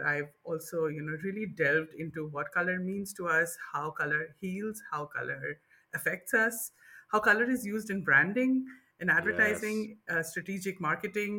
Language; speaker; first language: English; non-native, local second language; Bangla